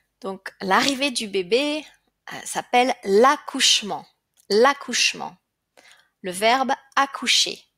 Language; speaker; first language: French; native; French